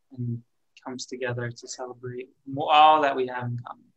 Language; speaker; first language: English; native; English